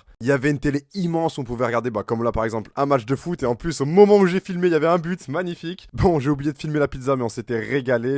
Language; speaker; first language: French; native; French